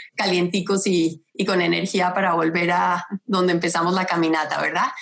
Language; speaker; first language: Spanish; native; Spanish